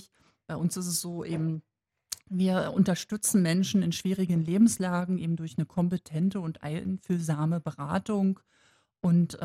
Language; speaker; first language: German; native; German